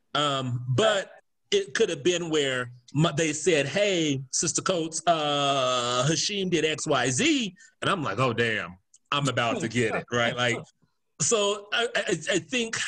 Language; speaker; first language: English; native; English